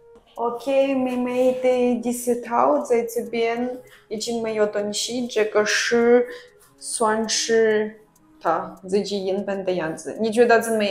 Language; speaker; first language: Chinese; non-native, fluent; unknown